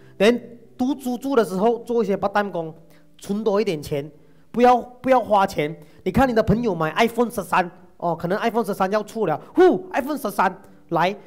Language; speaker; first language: Chinese; non-native, local second language; Tamil